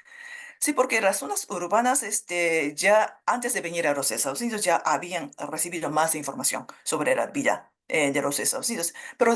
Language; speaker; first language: Spanish; non-native, fluent; Japanese